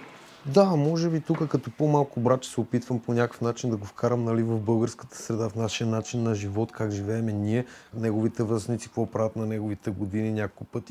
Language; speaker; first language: Bulgarian; native; Bulgarian